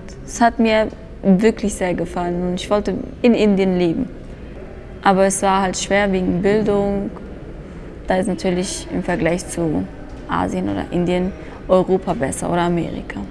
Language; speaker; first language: German; early bilingual, other home language; Persian